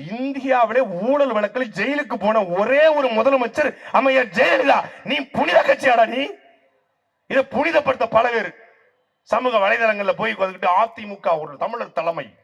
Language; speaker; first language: Tamil; native; Tamil